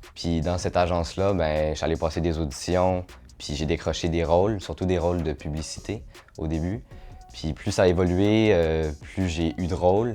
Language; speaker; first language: French; native; French